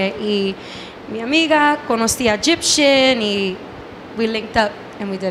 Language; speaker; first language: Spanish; early bilingual, heritage; English